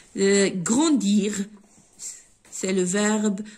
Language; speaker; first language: French; non-native, local second language; Arabic